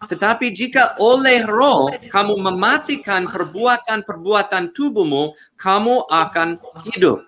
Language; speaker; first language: Indonesian; non-native, learner; English